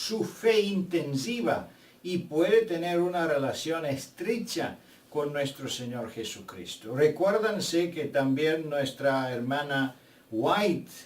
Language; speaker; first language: Spanish; non-native, fluent; Bulgarian